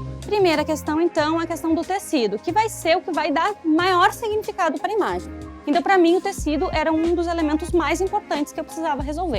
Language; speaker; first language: Portuguese; native; Portuguese